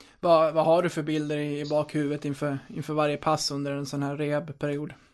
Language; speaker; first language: Swedish; native; Swedish